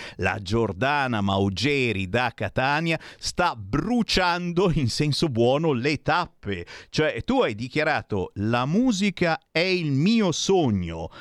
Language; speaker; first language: Italian; native; Italian